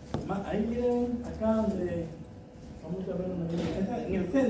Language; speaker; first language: Spanish; native; Spanish